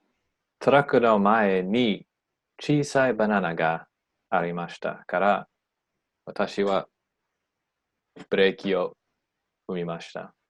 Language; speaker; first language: Japanese; non-native, learner; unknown